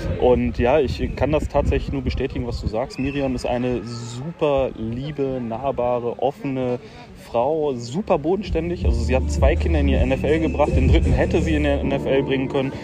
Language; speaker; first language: German; native; German